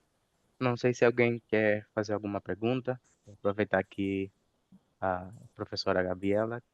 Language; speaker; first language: Portuguese; non-native, fluent; Spanish